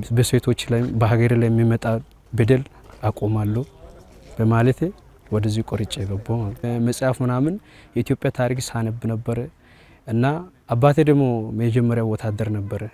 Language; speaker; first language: Amharic; early bilingual, heritage; Amharic